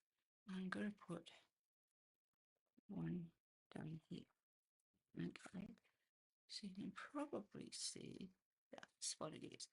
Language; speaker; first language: English; native; English